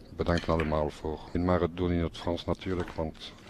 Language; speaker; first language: Dutch; non-native, learner; French